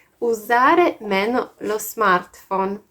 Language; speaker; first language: Italian; non-native, fluent; Polish